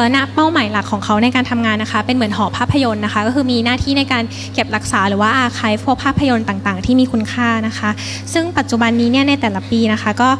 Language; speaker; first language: Thai; native; Thai